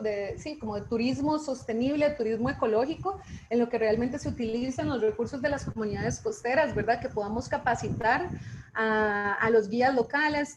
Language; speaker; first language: Spanish; native; Spanish